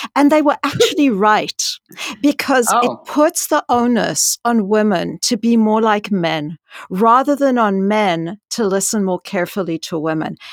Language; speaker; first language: English; native; English